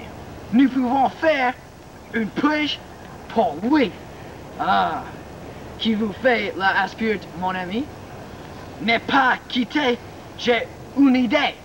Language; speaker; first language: French; non-native, learner; English